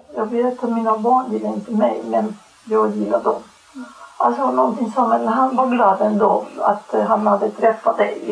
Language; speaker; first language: Swedish; non-native, fluent; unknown